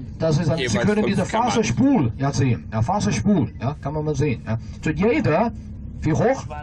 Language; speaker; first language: German; non-native, fluent; Chinese